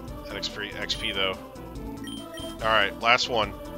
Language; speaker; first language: English; native; English